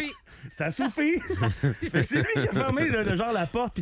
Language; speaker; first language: French; native; French